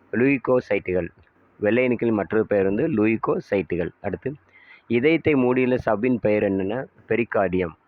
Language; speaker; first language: Tamil; native; Tamil